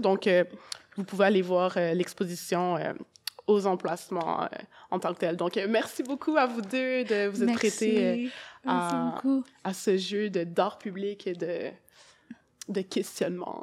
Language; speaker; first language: French; native; French